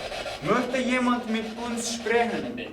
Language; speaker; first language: German; non-native, learner; Slovenian